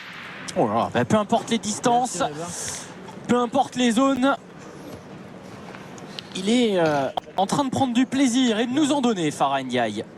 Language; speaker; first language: French; native; French